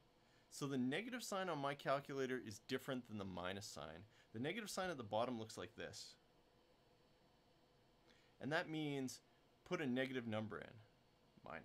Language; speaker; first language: English; native; English